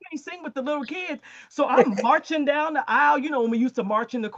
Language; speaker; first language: English; native; English